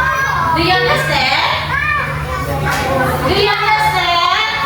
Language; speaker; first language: English; non-native, learner; Indonesian